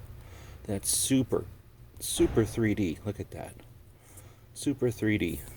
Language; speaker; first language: English; native; English